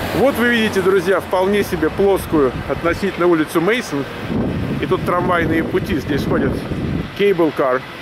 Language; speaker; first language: Russian; native; Russian